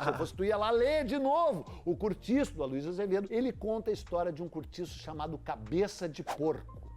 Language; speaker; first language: Portuguese; native; Portuguese